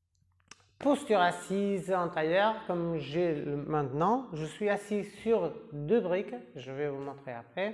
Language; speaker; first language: French; non-native, fluent; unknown